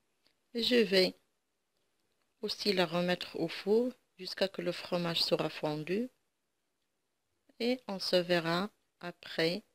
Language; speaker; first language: French; non-native, local second language; Arabic